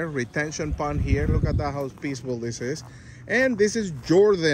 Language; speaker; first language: English; non-native, fluent; Spanish